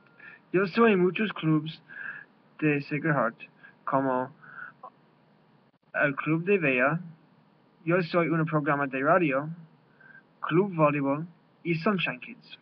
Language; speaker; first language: Spanish; non-native, learner; English